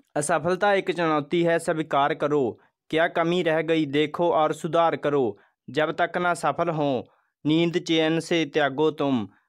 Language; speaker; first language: Hindi; non-native, local second language; Punjabi